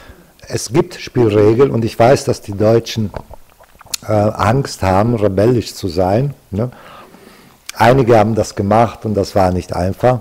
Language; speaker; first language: German; non-native, fluent; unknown